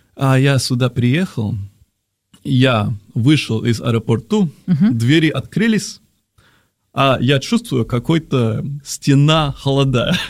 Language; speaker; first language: Russian; non-native, fluent; Spanish